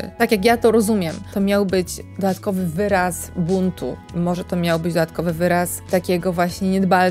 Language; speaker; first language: Polish; native; Polish